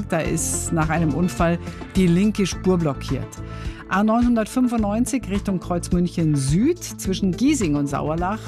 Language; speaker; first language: German; native; German